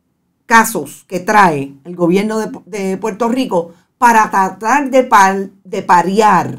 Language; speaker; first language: Spanish; native; Spanish